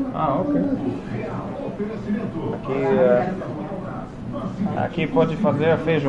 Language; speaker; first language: Portuguese; non-native, learner; English